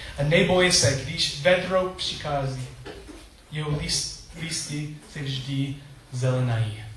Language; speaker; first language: Czech; non-native, learner; English